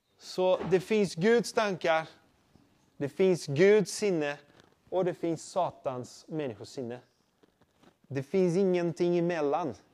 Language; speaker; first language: Swedish; non-native, fluent; Portuguese